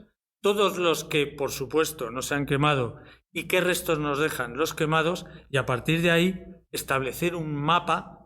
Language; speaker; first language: Spanish; native; Spanish